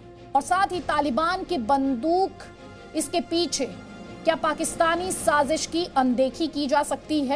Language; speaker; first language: Hindi; native; Hindi